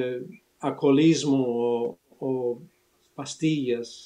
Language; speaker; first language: Spanish; early bilingual, other home language; English